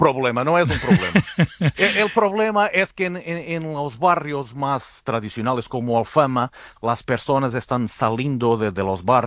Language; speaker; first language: Spanish; non-native, fluent; Portuguese